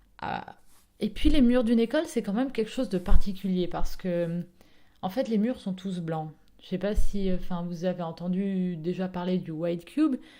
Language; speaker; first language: French; early bilingual, other home language; Italian